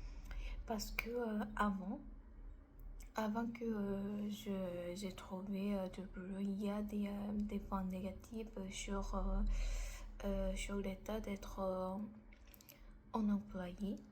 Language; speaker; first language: French; non-native, learner; Korean